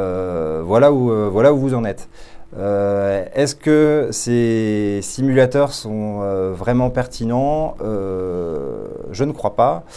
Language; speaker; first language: French; native; French